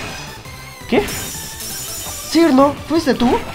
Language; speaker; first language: Spanish; native; Spanish